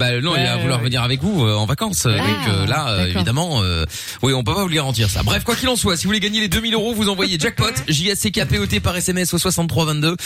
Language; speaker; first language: French; native; French